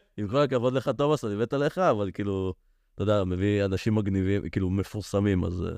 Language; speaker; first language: Hebrew; native; Hebrew